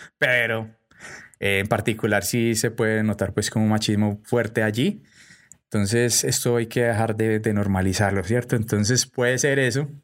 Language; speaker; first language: Spanish; native; Spanish